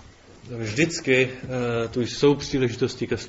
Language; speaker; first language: Czech; native; Czech